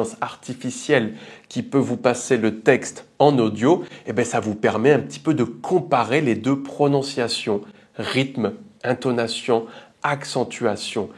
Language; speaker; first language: French; native; French